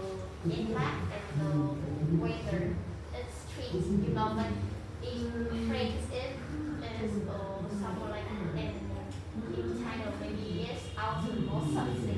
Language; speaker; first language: English; non-native, learner; Vietnamese